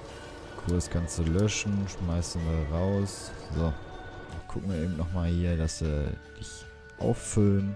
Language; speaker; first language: German; native; German